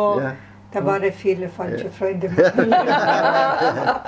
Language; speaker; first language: German; non-native, learner; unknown